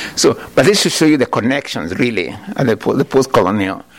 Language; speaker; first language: English; non-native, local second language; Kikuyu